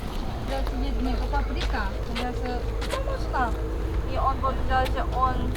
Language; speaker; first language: Polish; non-native, learner; Korean